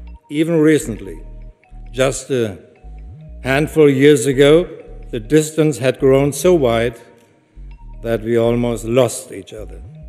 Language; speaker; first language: English; non-native, fluent; German